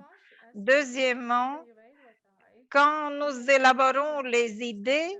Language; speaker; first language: French; non-native, fluent; Latvian